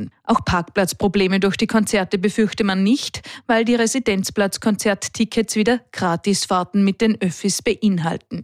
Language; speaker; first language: German; native; German